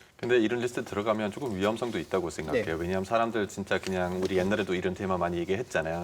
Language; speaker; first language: Korean; non-native, fluent; German